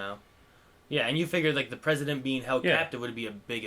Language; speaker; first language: English; native; English